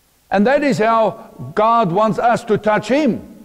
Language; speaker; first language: English; non-native, local second language; Afrikaans